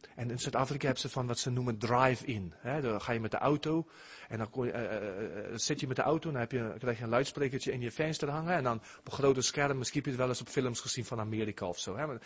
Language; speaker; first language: Dutch; early bilingual, heritage; Dutch